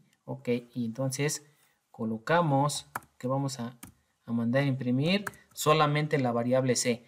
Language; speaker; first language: Spanish; native; Spanish